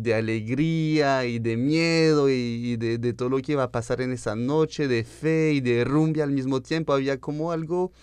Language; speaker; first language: Spanish; early bilingual, heritage; French